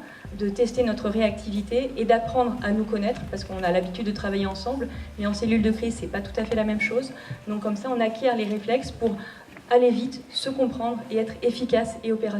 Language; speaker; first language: French; native; French